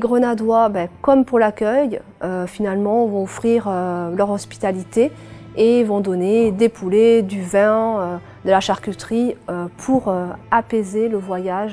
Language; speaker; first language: French; native; French